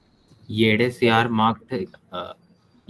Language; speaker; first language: German; non-native, learner; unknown